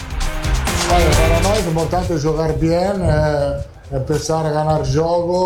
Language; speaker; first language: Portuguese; non-native, learner; Italian